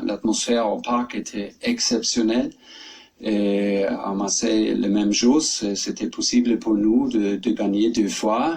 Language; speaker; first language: French; non-native, learner; German